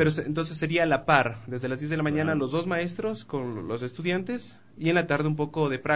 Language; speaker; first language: Spanish; native; Spanish